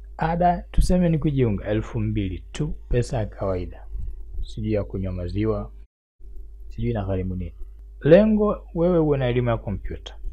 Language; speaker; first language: Swahili; native; Swahili